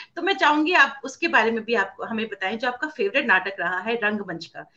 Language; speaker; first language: Hindi; native; Hindi